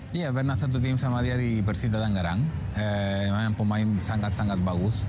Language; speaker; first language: Indonesian; non-native, fluent; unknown